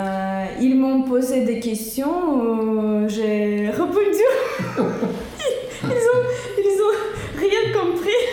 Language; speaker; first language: French; non-native, learner; Russian